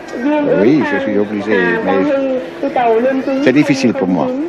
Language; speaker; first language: French; non-native, fluent; Swiss German